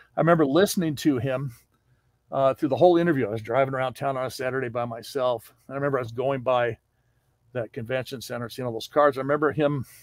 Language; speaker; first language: English; native; English